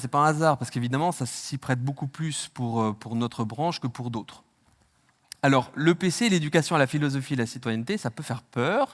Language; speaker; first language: French; native; French